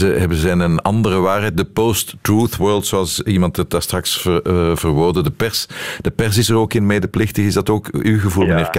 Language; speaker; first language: Dutch; native; Dutch